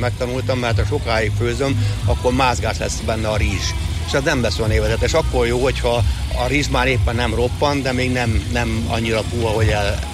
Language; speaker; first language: Hungarian; native; Hungarian